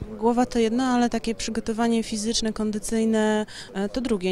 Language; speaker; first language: Polish; native; Polish